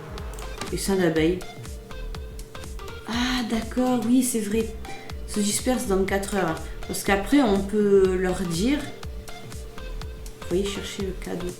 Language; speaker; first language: French; native; French